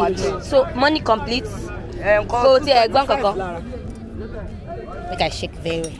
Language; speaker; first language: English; non-native, local second language; Yoruba